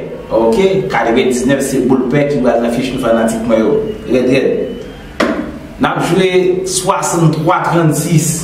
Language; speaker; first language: French; non-native, local second language; Haitian Creole